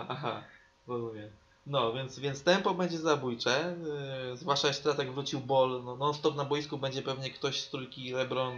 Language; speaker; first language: Polish; native; Polish